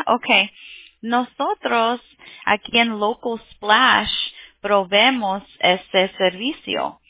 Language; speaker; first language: Spanish; early bilingual, heritage; Spanish